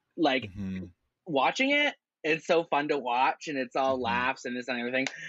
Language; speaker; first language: English; native; English